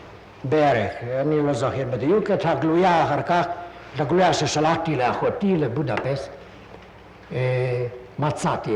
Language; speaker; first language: Hebrew; non-native, fluent; Hungarian